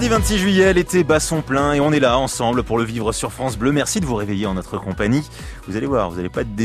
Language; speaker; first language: French; native; French